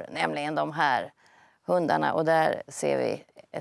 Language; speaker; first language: Swedish; native; Swedish